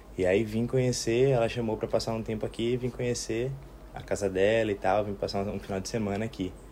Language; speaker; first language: Portuguese; native; Portuguese